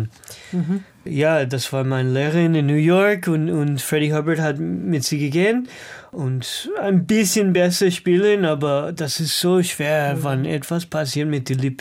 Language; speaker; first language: German; non-native, learner; English